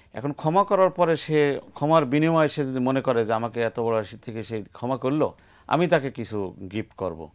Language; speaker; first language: Bangla; native; Bangla